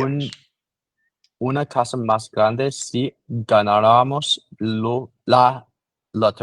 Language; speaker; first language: Spanish; non-native, learner; English